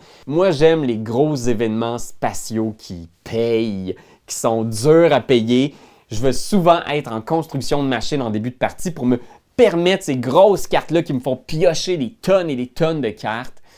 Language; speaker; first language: French; native; French